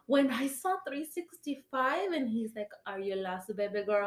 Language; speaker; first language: English; early bilingual, other home language; Spanish